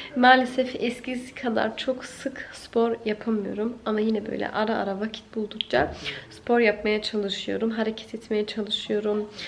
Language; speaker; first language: Turkish; early bilingual, heritage; Turkish